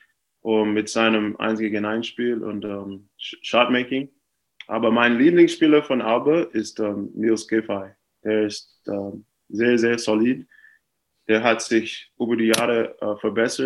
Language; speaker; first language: German; non-native, fluent; English